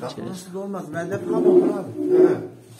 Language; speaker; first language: Turkish; native; Turkish